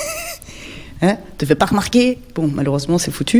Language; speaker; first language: French; native; French